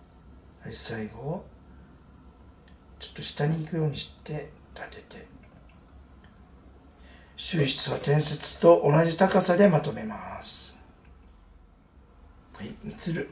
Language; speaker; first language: Japanese; native; Japanese